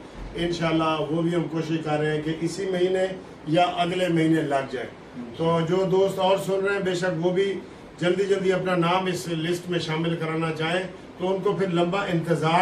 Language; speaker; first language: Hindi; non-native, local second language; Punjabi